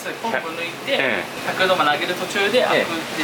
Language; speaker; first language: Japanese; native; Japanese